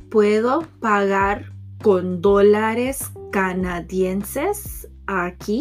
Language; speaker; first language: Spanish; non-native, fluent; English